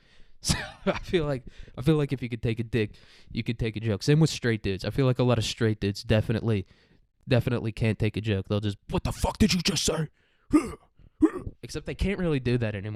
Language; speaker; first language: English; native; English